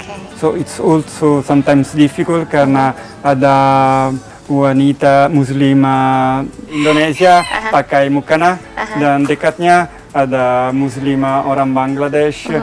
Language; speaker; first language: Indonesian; non-native, learner; Italian